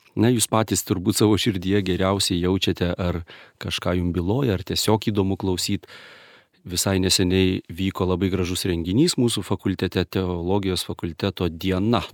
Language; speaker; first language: Lithuanian; native; Lithuanian